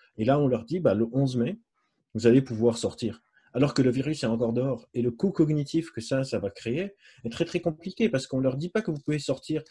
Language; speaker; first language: French; non-native, local second language; Arabic